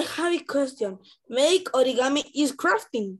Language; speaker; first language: English; non-native, learner; Spanish